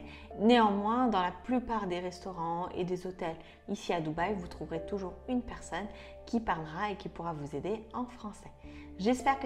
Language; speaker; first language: French; native; French